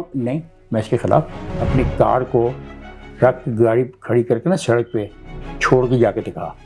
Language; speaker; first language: Urdu; non-native, local second language; Punjabi